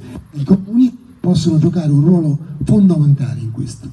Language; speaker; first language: Italian; native; Italian